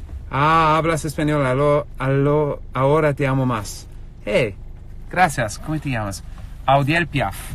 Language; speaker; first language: Spanish; non-native, learner; English